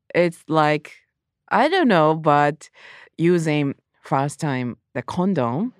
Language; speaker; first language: English; non-native, learner; Japanese